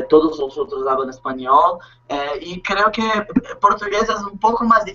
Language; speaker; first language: Spanish; non-native, learner; Portuguese